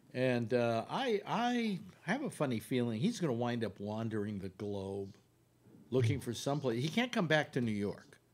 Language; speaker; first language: English; native; English